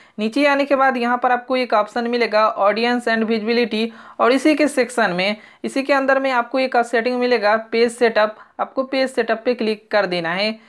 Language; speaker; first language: Hindi; native; Hindi